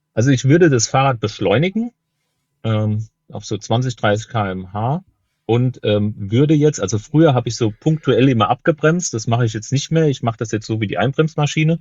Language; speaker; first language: German; native; German